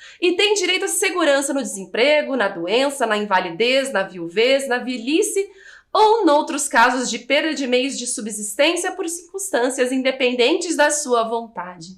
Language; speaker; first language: Portuguese; native; Portuguese